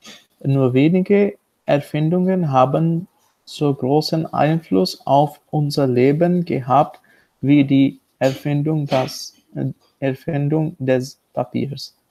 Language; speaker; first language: German; non-native, learner; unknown